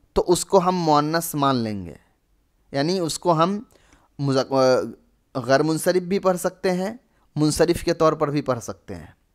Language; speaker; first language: Hindi; native; Hindi